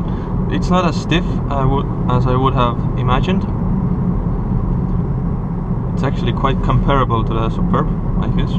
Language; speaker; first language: English; non-native, fluent; Estonian